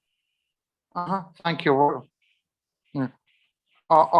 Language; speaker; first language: English; non-native, learner; Arabic